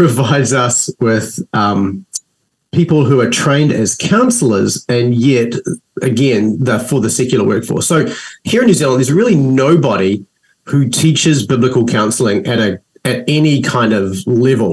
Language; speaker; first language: English; native; English